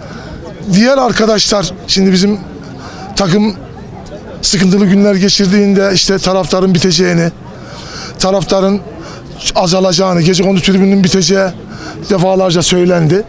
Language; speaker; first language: Turkish; native; Turkish